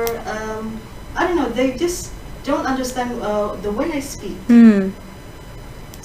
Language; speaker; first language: English; non-native, fluent; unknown